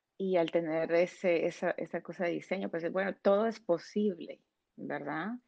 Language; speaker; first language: Spanish; native; Spanish